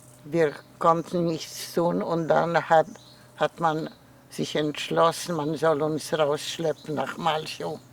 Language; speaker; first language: German; non-native, fluent; Polish